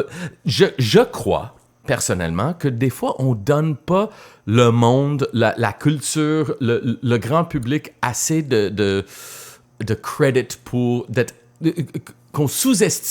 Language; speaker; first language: French; non-native, local second language; English